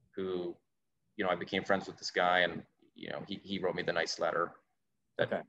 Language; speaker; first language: English; native; English